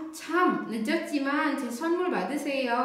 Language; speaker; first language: Korean; non-native, fluent; Indonesian